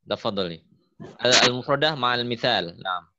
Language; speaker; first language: Arabic; non-native, fluent; Indonesian